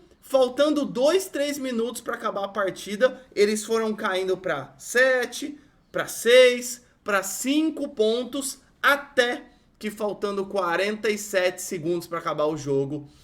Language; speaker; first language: Portuguese; native; Portuguese